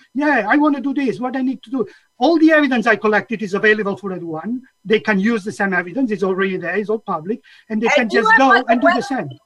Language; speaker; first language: English; non-native, fluent; Catalan